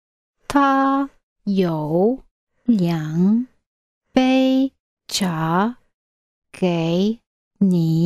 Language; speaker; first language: Chinese; non-native, learner; English